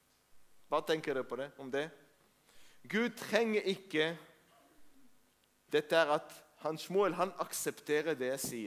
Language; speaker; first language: Norwegian; non-native, fluent; Hebrew